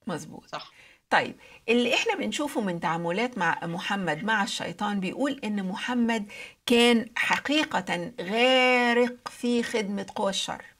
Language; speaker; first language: Arabic; native; Arabic